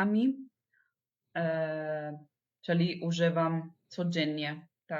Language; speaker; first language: Polish; non-native, learner; Italian